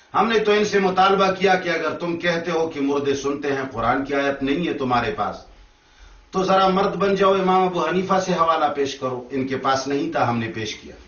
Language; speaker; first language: Urdu; non-native, local second language; Pashto